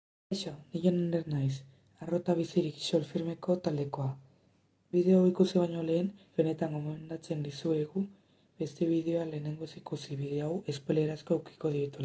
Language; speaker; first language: Basque; non-native, local second language; Spanish